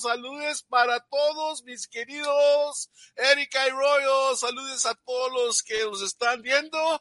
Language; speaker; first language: Spanish; early bilingual, heritage; Spanish